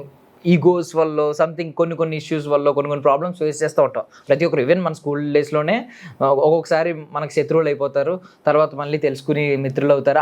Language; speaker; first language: Telugu; native; Telugu